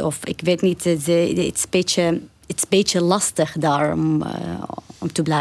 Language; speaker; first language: Dutch; non-native, learner; Arabic